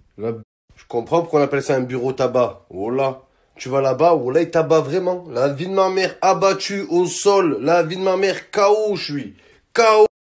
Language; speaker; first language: French; native; French